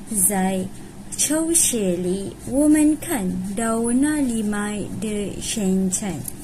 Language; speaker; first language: Chinese; non-native, learner; Malay